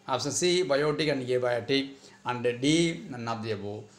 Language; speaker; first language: English; non-native, local second language; Tamil